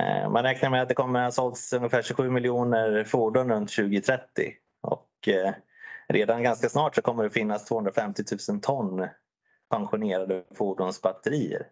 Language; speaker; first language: Swedish; native; Swedish